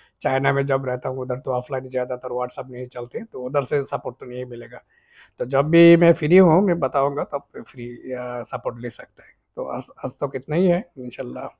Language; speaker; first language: Hindi; non-native, fluent; Bangla